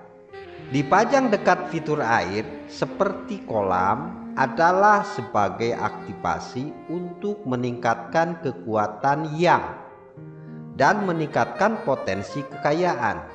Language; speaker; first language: Indonesian; native; Indonesian